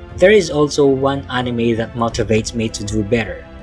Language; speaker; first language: English; non-native, local second language; Filipino